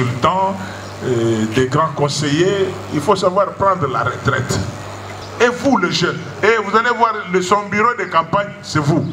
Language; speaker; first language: French; non-native, local second language; Luba-Lulua